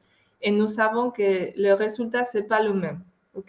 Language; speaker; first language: French; non-native, fluent; Spanish